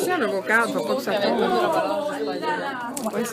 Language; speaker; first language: French; native; French